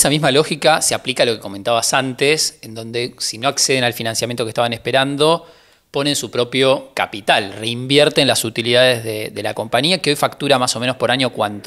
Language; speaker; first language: Spanish; native; Spanish